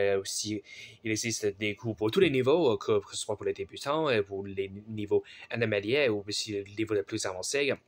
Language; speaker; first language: French; non-native, fluent; Chinese